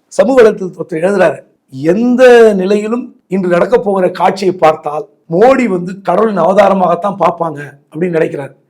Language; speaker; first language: Tamil; native; Tamil